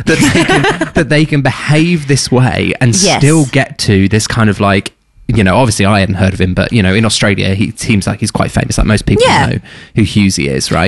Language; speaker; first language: English; native; English